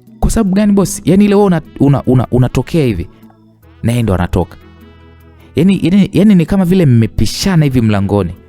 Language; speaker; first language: Swahili; native; Swahili